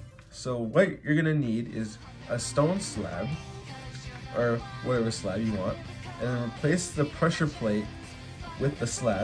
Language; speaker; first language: English; native; English